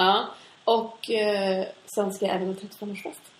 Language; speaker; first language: Swedish; native; Swedish